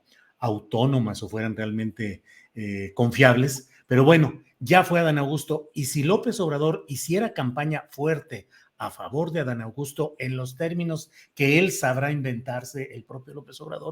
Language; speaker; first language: Spanish; native; Spanish